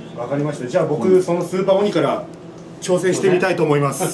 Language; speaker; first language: Japanese; native; Japanese